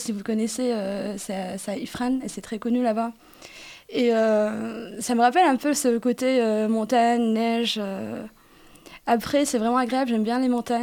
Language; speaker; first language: French; non-native, local second language; Arabic